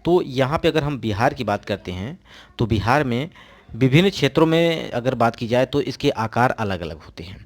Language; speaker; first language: Hindi; native; Hindi